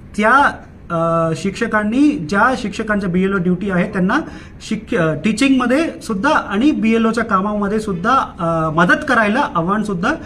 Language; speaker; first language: Marathi; non-native, local second language; Tamil